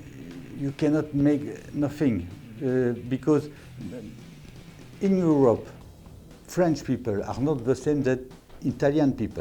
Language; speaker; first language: English; non-native, learner; French